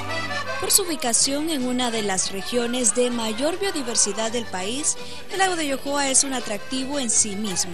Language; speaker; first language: Spanish; native; Spanish